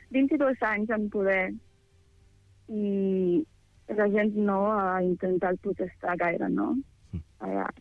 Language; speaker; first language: Catalan; non-native, fluent; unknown